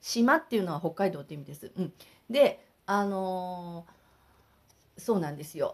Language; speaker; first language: Japanese; native; Japanese